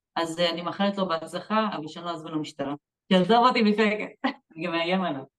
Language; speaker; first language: Hebrew; native; Hebrew